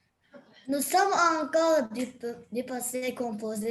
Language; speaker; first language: French; non-native, learner; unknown